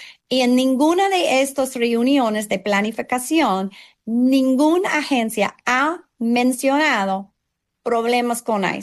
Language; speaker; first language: Spanish; non-native, fluent; English